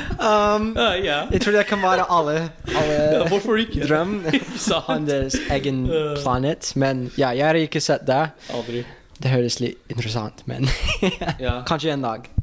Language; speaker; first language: Norwegian; non-native, fluent; English